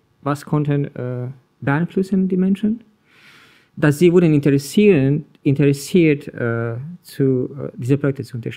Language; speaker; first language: German; non-native, learner; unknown